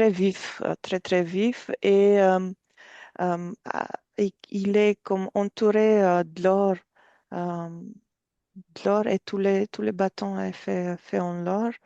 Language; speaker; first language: French; non-native, fluent; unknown